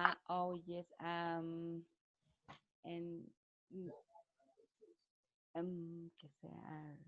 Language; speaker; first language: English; non-native, learner; Spanish